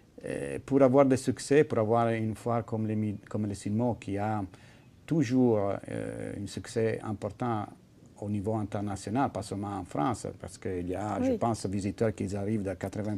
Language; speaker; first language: French; non-native, fluent; Italian